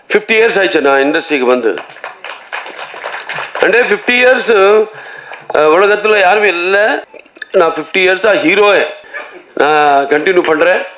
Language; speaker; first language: Tamil; non-native, local second language; Telugu